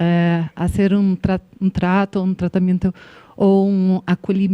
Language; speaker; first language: Spanish; non-native, learner; Portuguese